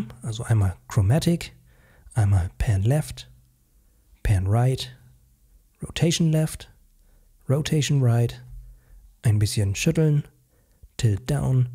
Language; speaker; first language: German; native; German